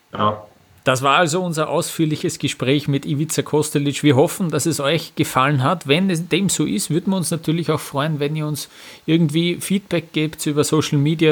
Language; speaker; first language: German; native; German